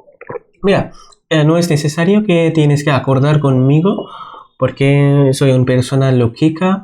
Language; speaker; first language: Spanish; non-native, fluent; Bangla